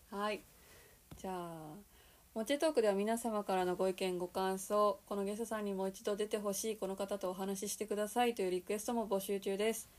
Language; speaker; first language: Japanese; native; Japanese